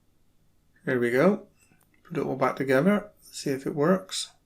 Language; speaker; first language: English; native; English